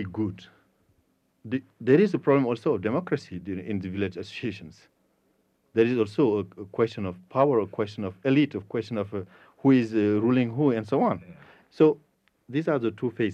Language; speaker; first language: English; non-native, fluent; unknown